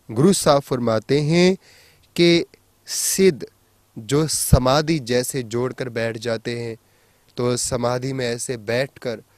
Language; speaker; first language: Hindi; non-native, local second language; Punjabi